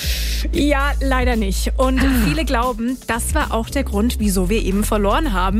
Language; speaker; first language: German; native; German